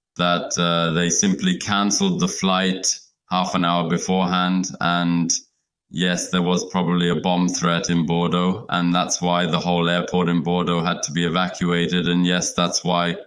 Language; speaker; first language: English; non-native, fluent; German